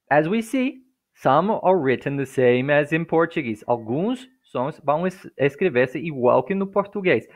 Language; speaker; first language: Portuguese; non-native, fluent; English